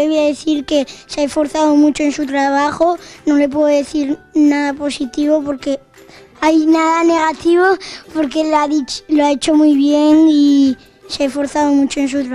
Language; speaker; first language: Spanish; native; Spanish